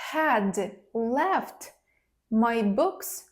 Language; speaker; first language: English; non-native, fluent; Ukrainian